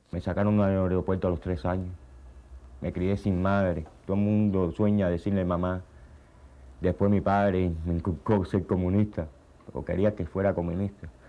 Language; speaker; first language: Spanish; native; Spanish